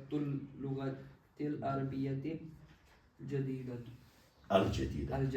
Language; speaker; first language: Arabic; non-native, learner; Kashmiri